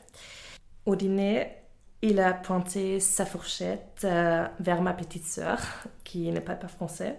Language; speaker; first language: French; non-native, fluent; German